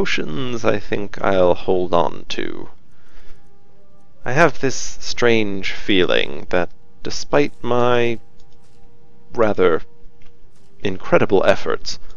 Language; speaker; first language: English; native; English